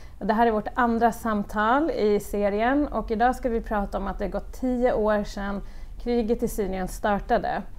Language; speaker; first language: Swedish; native; Swedish